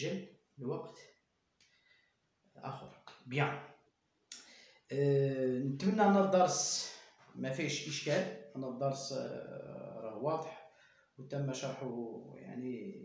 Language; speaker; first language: Arabic; native; Arabic